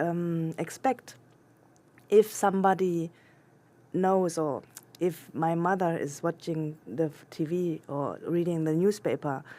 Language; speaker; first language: English; non-native, local second language; German